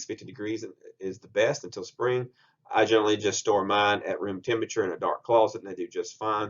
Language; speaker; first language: English; native; English